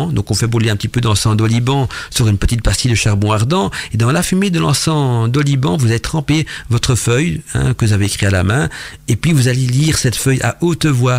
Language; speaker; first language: French; native; French